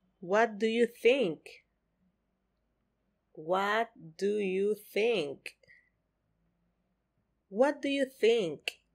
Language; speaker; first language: English; non-native, fluent; Spanish